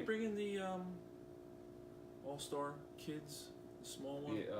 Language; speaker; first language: English; native; English